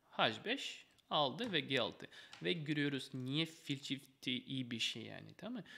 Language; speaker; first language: Turkish; non-native, fluent; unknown